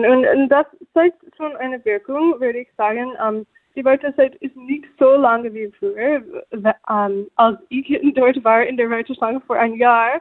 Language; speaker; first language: German; non-native, fluent; English